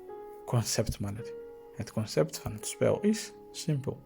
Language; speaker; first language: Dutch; non-native, fluent; Tigrinya